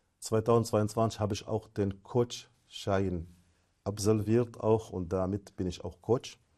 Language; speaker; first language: German; non-native, fluent; Arabic